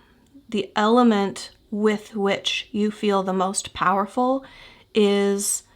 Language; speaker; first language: English; native; English